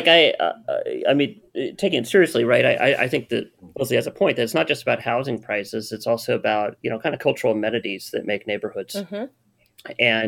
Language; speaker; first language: English; native; English